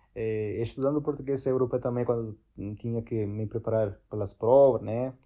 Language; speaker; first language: Portuguese; non-native, fluent; Italian